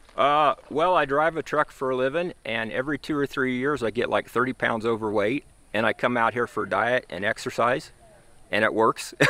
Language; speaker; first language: English; native; English